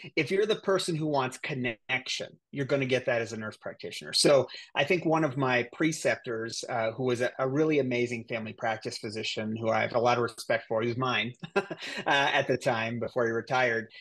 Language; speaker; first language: English; native; English